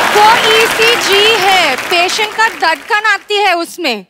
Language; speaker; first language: Hindi; native; Hindi